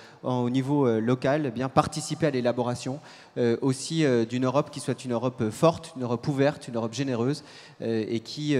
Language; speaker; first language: French; native; French